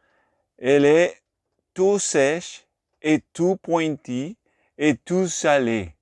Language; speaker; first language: French; non-native, learner; Spanish